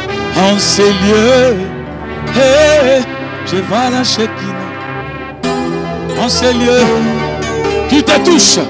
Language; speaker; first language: French; non-native, local second language; Lingala